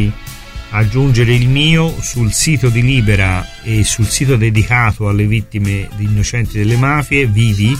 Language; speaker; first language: Italian; native; Italian